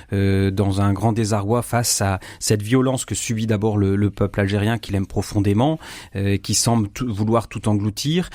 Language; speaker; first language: French; native; French